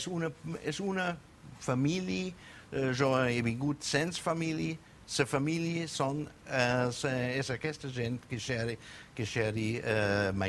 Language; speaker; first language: Catalan; non-native, fluent; German